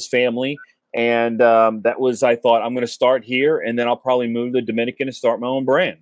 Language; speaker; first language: English; native; English